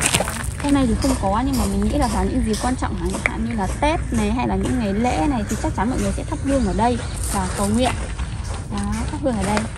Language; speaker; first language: Vietnamese; native; Vietnamese